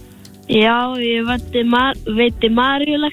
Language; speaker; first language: Icelandic; native; Icelandic